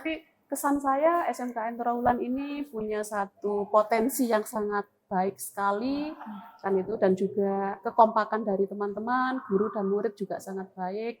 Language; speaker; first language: Indonesian; native; Indonesian